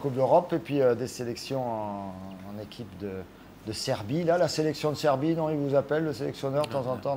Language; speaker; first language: French; native; French